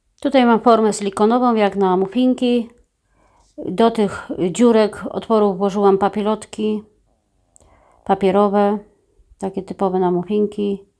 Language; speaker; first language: Polish; native; Polish